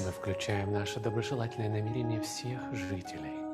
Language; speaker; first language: Russian; native; Russian